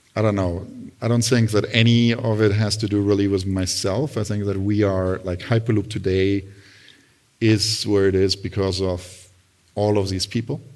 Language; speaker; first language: English; non-native, fluent; German